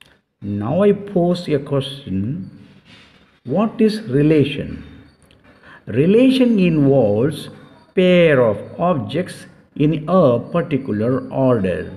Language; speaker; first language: English; non-native, local second language; Tamil